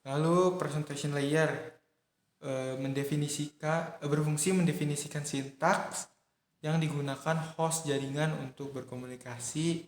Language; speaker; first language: Indonesian; native; Indonesian